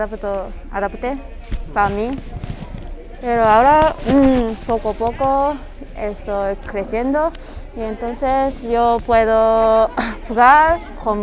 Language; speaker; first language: Spanish; non-native, learner; Japanese